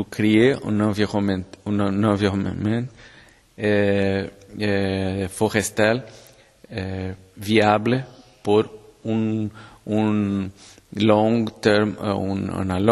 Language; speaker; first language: French; non-native, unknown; Portuguese